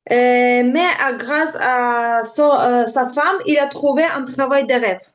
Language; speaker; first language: French; non-native, learner; Ukrainian